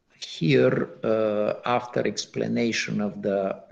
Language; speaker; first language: English; non-native, fluent; Bulgarian